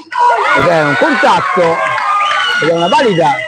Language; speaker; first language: Italian; native; Italian